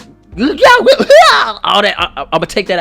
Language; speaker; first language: English; native; English